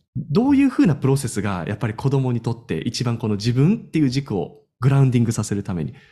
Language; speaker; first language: Japanese; native; Japanese